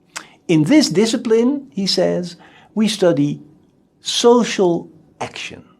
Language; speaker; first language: English; non-native, fluent; Dutch